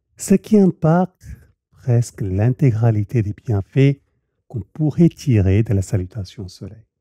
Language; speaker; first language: French; native; French